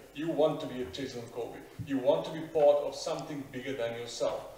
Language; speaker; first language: English; non-native, local second language; Afrikaans